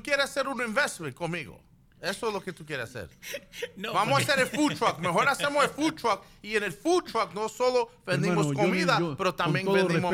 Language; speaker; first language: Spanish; early bilingual, other home language; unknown